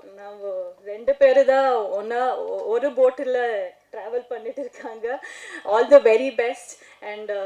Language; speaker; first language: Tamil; non-native, learner; Kannada